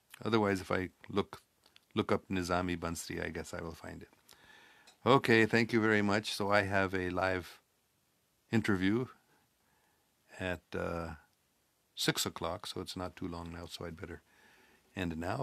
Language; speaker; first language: English; native; English